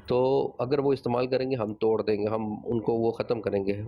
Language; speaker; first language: Urdu; non-native, local second language; Punjabi